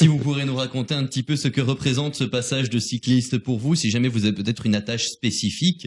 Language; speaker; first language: French; native; French